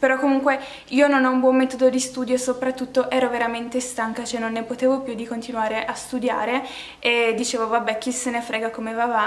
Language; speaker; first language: Italian; native; Italian